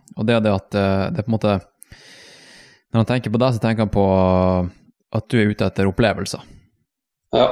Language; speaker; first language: Norwegian; native; Norwegian